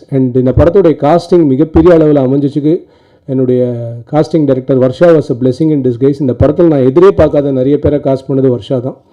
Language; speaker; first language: Tamil; native; Tamil